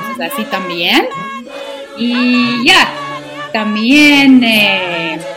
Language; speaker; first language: Spanish; non-native, learner; Afrikaans